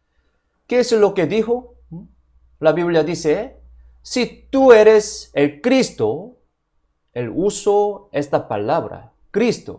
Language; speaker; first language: Spanish; non-native, fluent; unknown